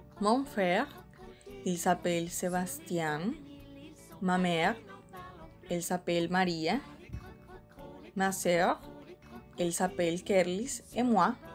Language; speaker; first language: French; non-native, learner; Spanish